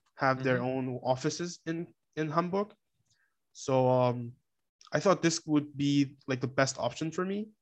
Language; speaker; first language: English; non-native, fluent; Korean